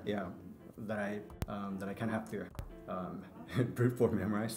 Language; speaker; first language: English; non-native, fluent; Japanese